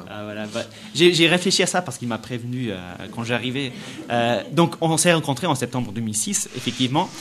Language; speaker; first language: French; non-native, fluent; English